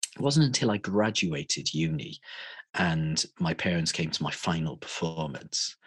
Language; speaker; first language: English; native; English